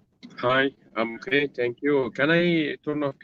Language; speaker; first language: English; non-native, learner; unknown